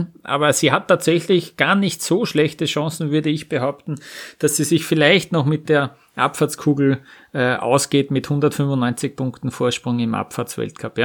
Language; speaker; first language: German; native; German